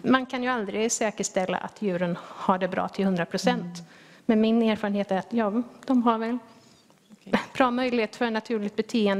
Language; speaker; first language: Swedish; native; Swedish